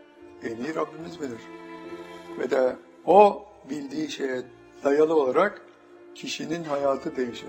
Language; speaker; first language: Turkish; native; Turkish